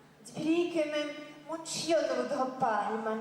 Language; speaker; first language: French; non-native, learner; Russian